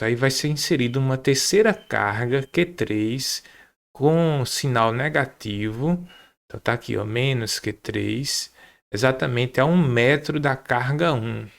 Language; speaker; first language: Portuguese; native; Portuguese